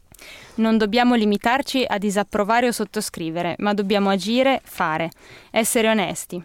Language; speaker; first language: Italian; native; Italian